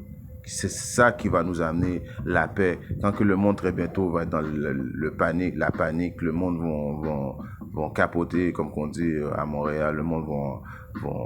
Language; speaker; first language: French; native; French